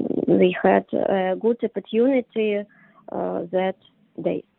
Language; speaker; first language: English; non-native, learner; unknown